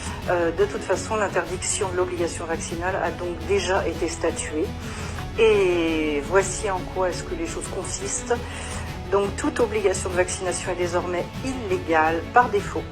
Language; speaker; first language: French; native; French